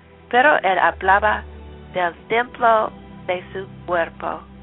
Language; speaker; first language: Spanish; non-native, learner; English